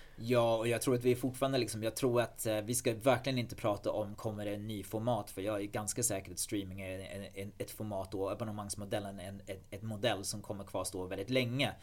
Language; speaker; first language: Swedish; non-native, fluent; English